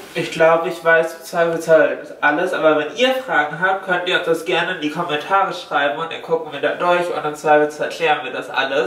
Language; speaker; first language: German; native; German